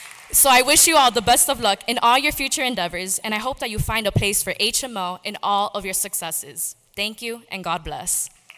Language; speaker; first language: English; early bilingual, other home language; Spanish